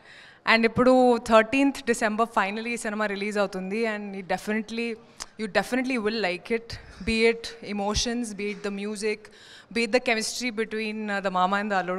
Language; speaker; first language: Telugu; non-native, learner; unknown